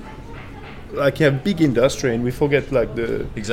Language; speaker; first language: English; non-native, fluent; French